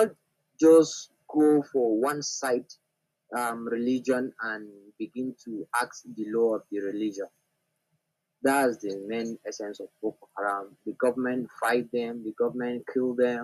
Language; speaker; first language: English; non-native, local second language; Hausa